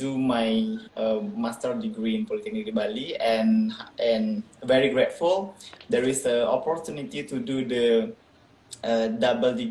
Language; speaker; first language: English; non-native, local second language; Indonesian